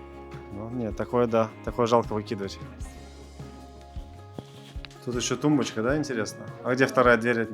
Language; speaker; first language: Russian; native; Russian